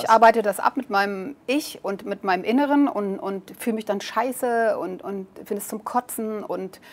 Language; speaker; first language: German; native; German